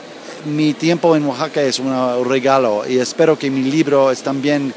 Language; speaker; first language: Spanish; non-native, learner; English